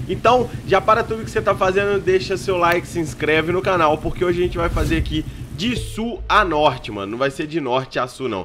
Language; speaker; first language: Portuguese; native; Portuguese